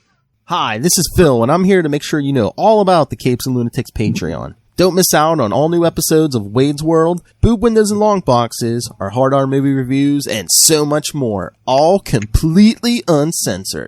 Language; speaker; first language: English; native; English